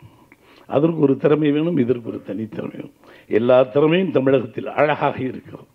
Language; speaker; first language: Tamil; native; Tamil